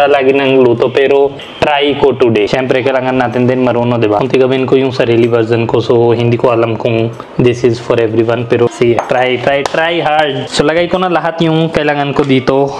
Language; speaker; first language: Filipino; non-native, learner; Punjabi